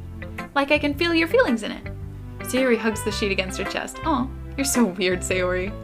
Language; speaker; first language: English; native; English